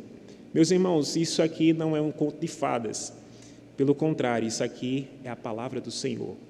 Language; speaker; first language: Portuguese; native; Portuguese